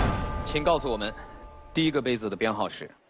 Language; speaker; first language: Chinese; native; Chinese